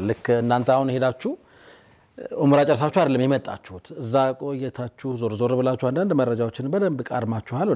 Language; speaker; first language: Amharic; native; Amharic